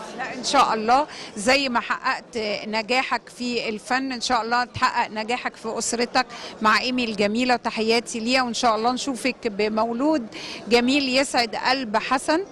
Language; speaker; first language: Egyptian Arabic; native; Egyptian Arabic